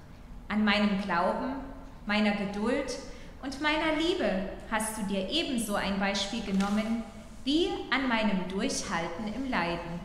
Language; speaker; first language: German; native; German